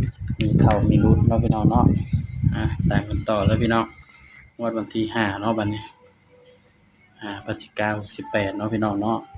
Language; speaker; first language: Thai; non-native, local second language; Northeastern Thai